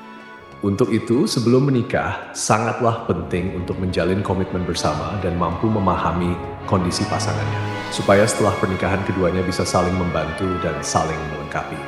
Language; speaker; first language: Indonesian; native; Indonesian